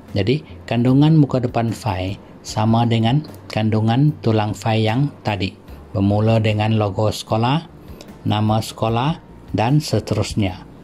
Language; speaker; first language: Malay; non-native, local second language; Chinese